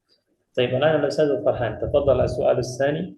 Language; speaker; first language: Arabic; non-native, fluent; Indonesian